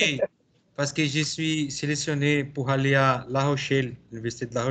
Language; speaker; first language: French; non-native, learner; Portuguese